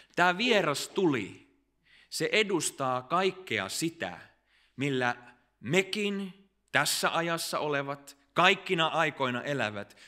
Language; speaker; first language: Finnish; early bilingual, heritage; Finnish